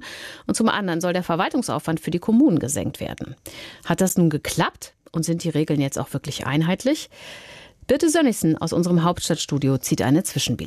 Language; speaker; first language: German; native; German